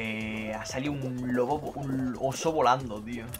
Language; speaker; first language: Spanish; native; Spanish